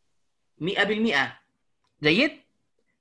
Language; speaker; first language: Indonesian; non-native, learner; Arabic